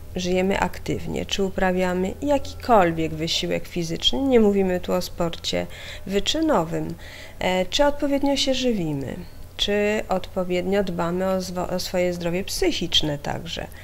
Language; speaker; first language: Polish; native; Polish